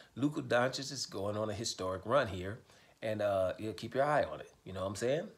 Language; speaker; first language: English; native; English